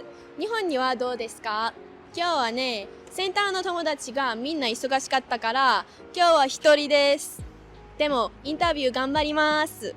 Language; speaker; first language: Japanese; non-native, learner; Georgian